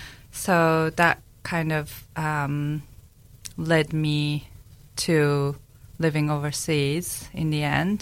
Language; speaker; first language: English; non-native, fluent; Japanese